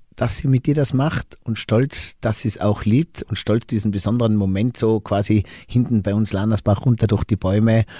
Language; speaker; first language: German; native; German